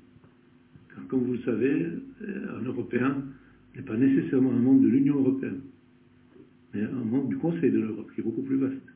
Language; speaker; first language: French; native; French